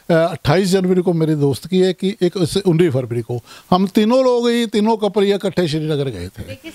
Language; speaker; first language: Hindi; non-native, local second language; Punjabi